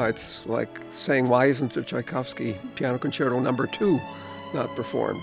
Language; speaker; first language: English; native; English